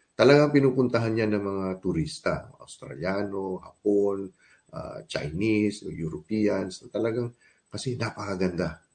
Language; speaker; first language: Filipino; native; Filipino